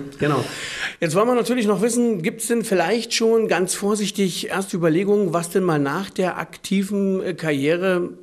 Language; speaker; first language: German; native; German